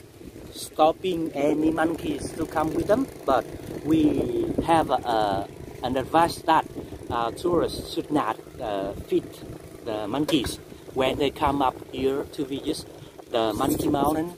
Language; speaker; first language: English; non-native, local second language; Vietnamese